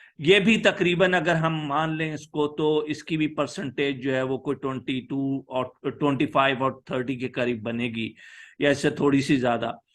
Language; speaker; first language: Urdu; native; Urdu